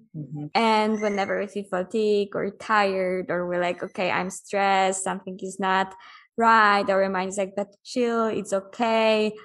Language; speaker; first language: English; non-native, fluent; Polish